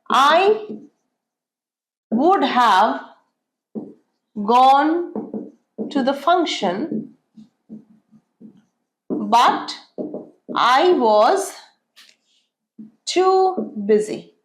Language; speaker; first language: English; non-native, local second language; Bangla